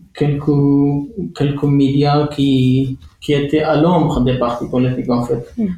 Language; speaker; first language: French; non-native, fluent; Arabic